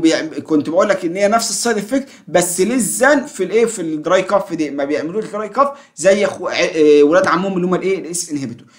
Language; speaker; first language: Arabic; native; Arabic